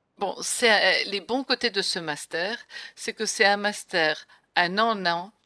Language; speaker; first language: French; non-native, fluent; Greek